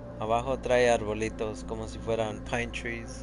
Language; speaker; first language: Spanish; early bilingual, other home language; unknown